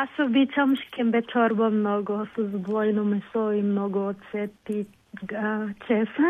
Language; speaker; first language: Bulgarian; non-native, learner; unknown